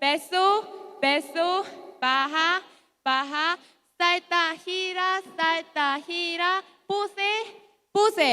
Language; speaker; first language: Spanish; non-native, learner; Korean